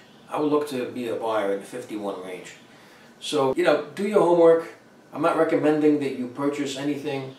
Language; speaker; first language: English; native; English